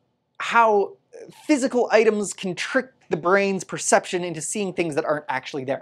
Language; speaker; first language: English; native; English